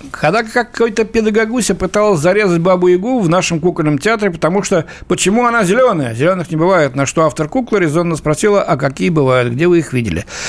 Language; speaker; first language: Russian; native; Russian